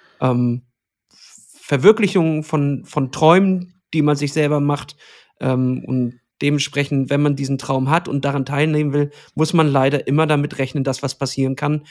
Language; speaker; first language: German; native; German